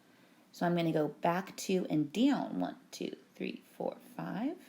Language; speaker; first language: English; native; English